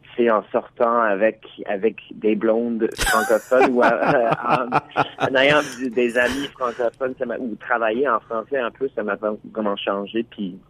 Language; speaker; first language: French; non-native, local second language; English